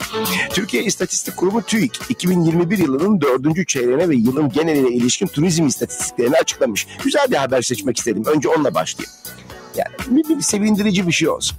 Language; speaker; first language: Turkish; native; Turkish